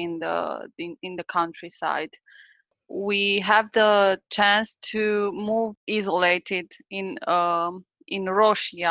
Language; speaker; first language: English; non-native, learner; Romanian